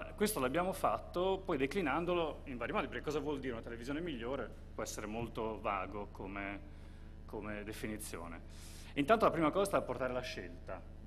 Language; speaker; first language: Italian; native; Italian